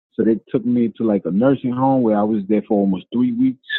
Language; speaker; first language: English; non-native, fluent; Spanish